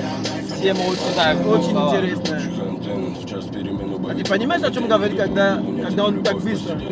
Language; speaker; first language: Russian; non-native, fluent; French